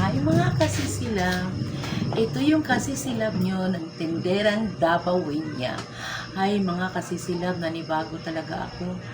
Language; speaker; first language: Filipino; non-native, local second language; Cebuano